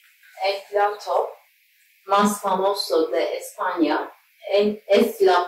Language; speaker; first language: Spanish; non-native, learner; Turkish